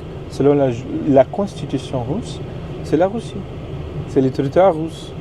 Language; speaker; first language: French; non-native, fluent; Ukrainian